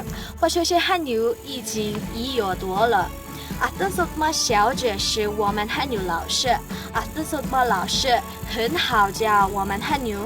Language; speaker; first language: Chinese; non-native, learner; Mongolian